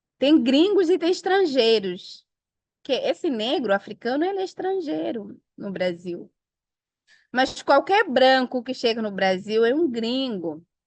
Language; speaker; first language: Portuguese; non-native, local second language; Upper Guinea Crioulo